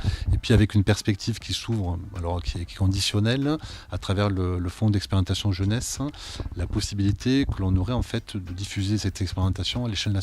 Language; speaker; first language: French; native; French